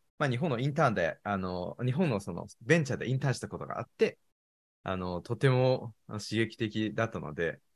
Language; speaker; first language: Japanese; non-native, fluent; Chinese